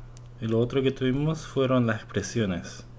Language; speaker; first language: Spanish; non-native, fluent; Korean